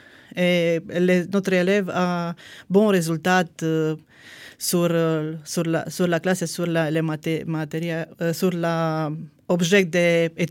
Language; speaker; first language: French; non-native, fluent; Romanian